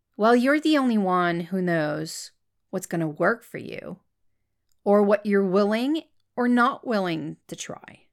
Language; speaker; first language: English; non-native, fluent; French